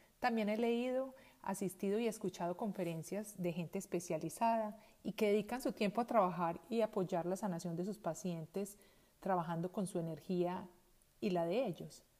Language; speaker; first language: Spanish; native; Spanish